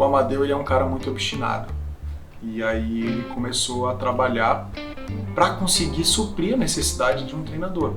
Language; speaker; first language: Portuguese; native; Portuguese